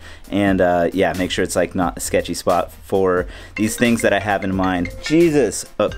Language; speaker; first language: English; native; English